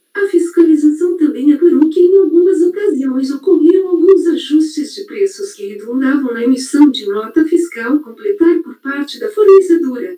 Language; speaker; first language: Portuguese; native; Portuguese